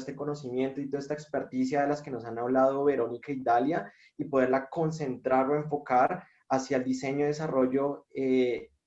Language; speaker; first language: Spanish; native; Spanish